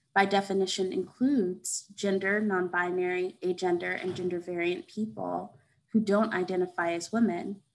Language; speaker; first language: English; native; English